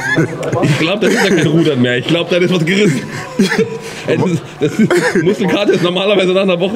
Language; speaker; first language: German; native; German